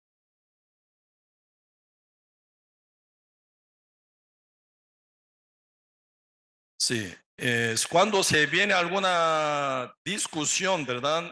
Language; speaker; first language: Spanish; non-native, learner; Korean